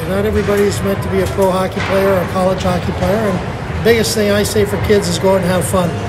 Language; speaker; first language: English; native; English